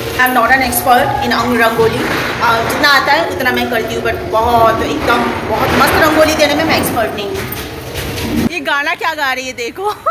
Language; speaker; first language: Hindi; non-native, local second language; Bangla